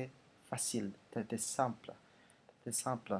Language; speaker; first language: French; non-native, learner; Indonesian